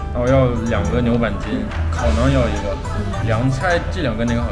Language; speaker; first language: Chinese; early bilingual, heritage; Chinese